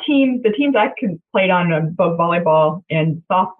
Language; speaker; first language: English; native; English